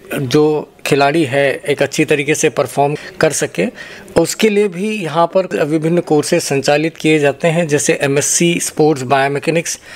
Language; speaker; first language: Hindi; native; Hindi